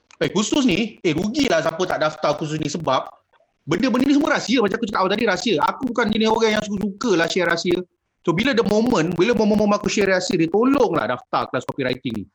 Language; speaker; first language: Malay; native; Malay